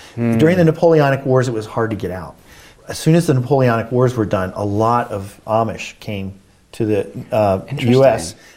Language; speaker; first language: English; native; English